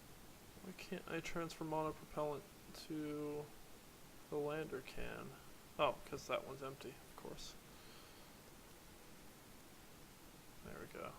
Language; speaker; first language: English; native; English